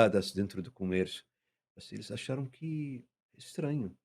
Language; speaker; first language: Portuguese; non-native, fluent; Arabic